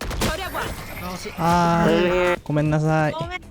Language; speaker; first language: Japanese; non-native, learner; Korean